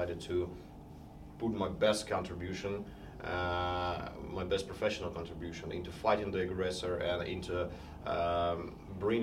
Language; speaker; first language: English; non-native, fluent; Ukrainian